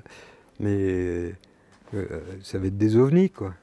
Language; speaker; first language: French; native; French